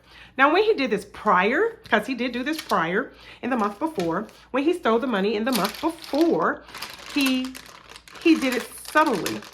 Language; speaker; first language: English; native; English